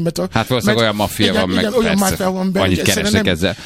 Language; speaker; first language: Hungarian; native; Hungarian